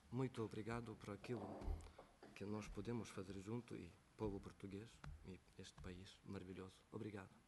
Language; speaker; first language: Portuguese; non-native, learner; Ukrainian